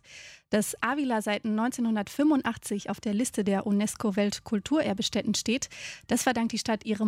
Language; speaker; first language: German; native; German